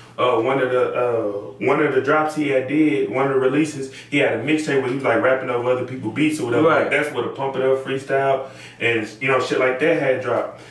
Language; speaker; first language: English; native; English